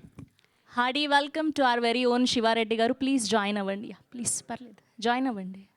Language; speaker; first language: Telugu; native; Telugu